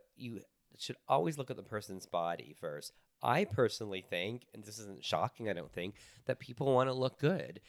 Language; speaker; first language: English; native; English